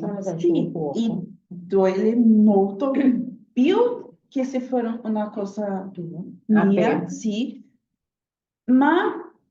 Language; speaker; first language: Italian; non-native, learner; Portuguese